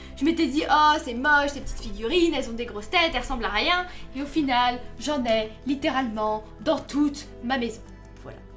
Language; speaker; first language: French; native; French